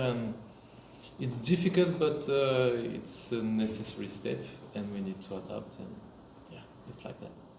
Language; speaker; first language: English; non-native, fluent; French